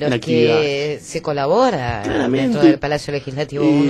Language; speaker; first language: Spanish; native; Spanish